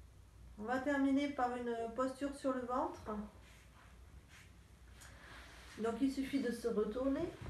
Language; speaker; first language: French; native; French